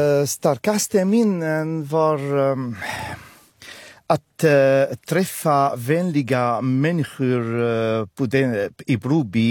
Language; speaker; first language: Swedish; non-native, fluent; Arabic